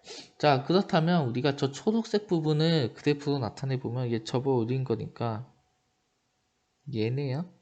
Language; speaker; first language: Korean; native; Korean